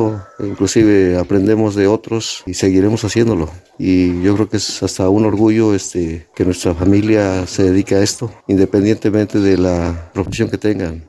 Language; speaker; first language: Spanish; native; Spanish